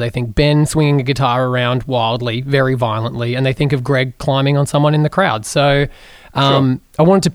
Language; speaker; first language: English; native; English